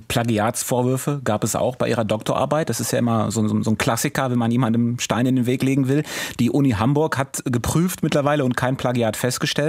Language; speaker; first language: German; native; German